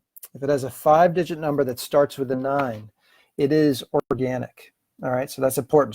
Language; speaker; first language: English; native; English